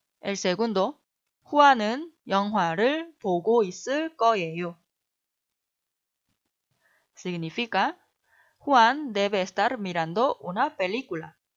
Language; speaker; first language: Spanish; non-native, fluent; Korean